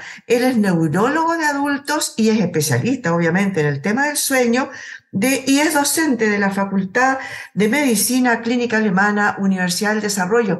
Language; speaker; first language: Spanish; native; Spanish